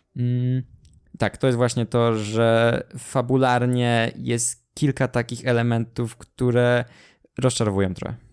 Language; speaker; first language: Polish; native; Polish